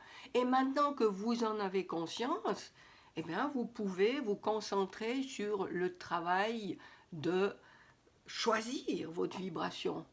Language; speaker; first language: French; native; French